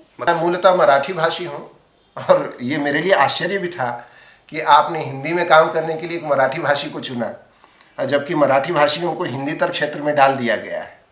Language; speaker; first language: Hindi; non-native, local second language; Marathi